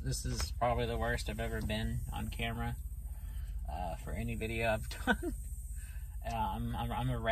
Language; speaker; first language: English; native; English